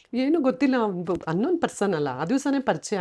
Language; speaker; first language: Kannada; native; Kannada